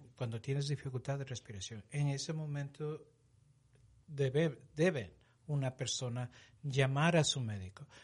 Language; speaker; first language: Spanish; native; Spanish